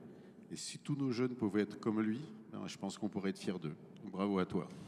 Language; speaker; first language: French; native; French